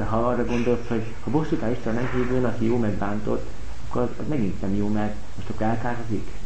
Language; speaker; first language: Hungarian; native; Hungarian